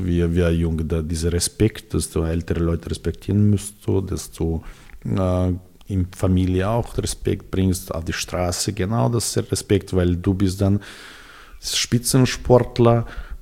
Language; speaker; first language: German; non-native, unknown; Serbian